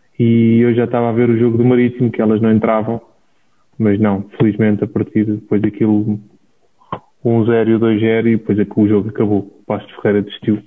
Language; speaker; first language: Portuguese; native; Portuguese